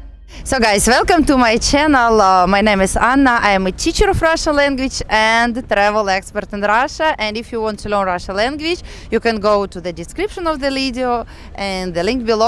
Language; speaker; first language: English; non-native, fluent; Russian